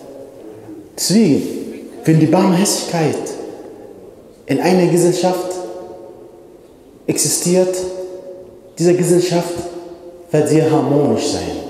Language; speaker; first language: German; non-native, fluent; Arabic